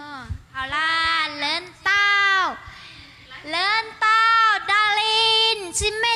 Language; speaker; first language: Chinese; non-native, learner; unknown